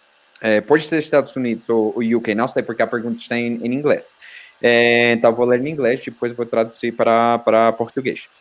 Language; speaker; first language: Portuguese; non-native, fluent; Spanish